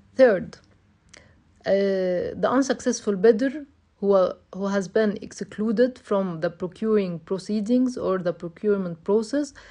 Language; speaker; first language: English; non-native, fluent; Arabic